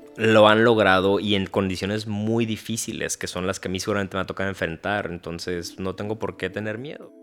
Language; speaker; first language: Spanish; early bilingual, heritage; Spanish